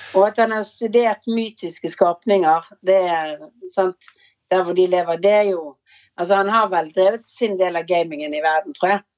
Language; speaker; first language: Norwegian; native; Norwegian